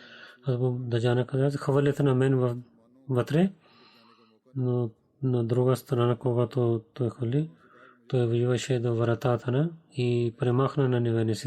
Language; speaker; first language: Bulgarian; non-native, learner; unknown